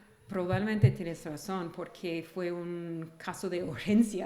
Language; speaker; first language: Spanish; non-native, fluent; English